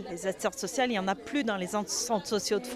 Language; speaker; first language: French; native; French